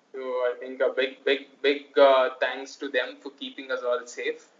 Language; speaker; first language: English; non-native, local second language; Telugu